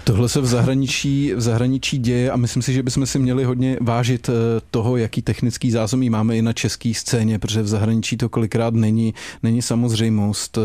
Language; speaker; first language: Czech; native; Czech